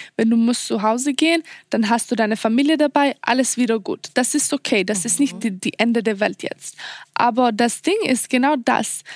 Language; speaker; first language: German; non-native, learner; Swedish